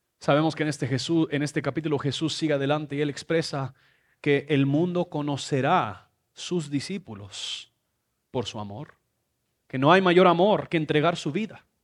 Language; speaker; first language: Spanish; non-native, fluent; English